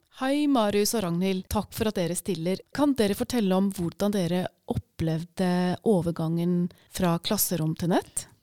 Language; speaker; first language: Norwegian; native; Norwegian